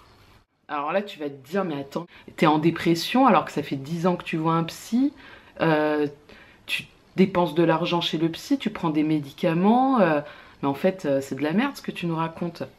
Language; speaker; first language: French; native; French